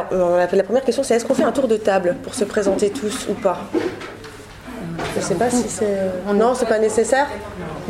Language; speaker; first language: French; native; French